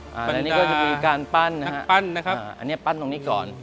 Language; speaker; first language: Thai; native; Thai